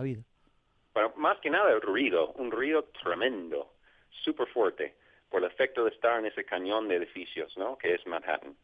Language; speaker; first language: Spanish; non-native, fluent; English